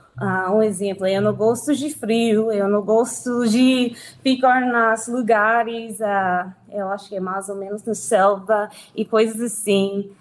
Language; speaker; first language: Portuguese; non-native, learner; English